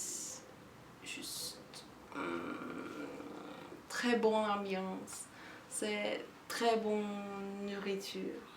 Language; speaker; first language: French; non-native, learner; Turkish